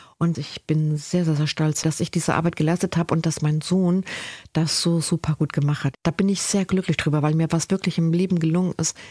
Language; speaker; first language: German; early bilingual, other home language; Spanish